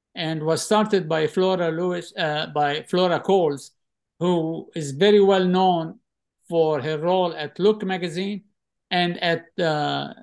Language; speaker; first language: English; non-native, fluent; Arabic